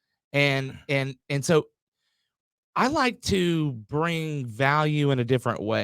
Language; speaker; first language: English; native; English